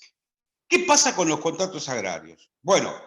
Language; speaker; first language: Spanish; native; Spanish